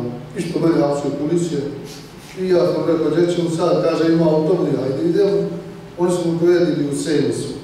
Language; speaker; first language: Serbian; non-native, learner; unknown